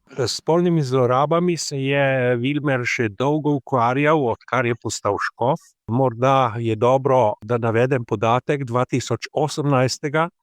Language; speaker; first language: Slovenian; native; Slovenian